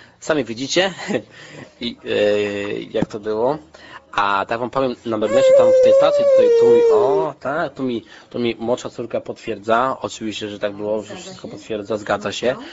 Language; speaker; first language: Polish; native; Polish